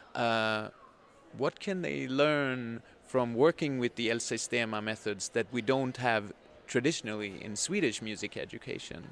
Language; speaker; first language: English; non-native, fluent; Swedish